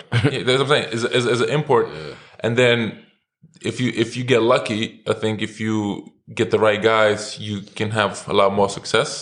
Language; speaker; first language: English; non-native, fluent; Lithuanian